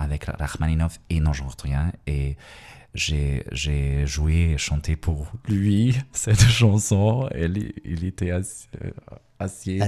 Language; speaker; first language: French; non-native, learner; Russian